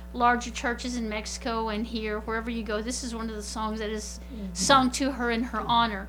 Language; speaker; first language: English; early bilingual, other home language; Spanish